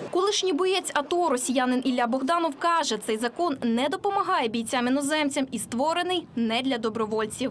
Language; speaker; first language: Ukrainian; native; Ukrainian